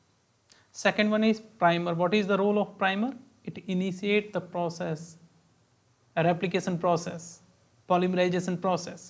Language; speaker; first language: English; non-native, local second language; Hindi